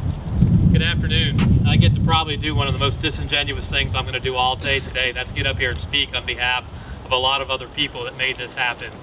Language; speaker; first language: English; native; English